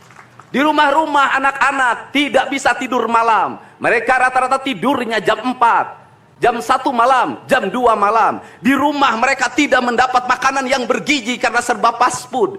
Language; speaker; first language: Indonesian; native; Indonesian